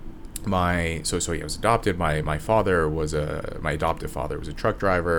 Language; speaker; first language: English; native; English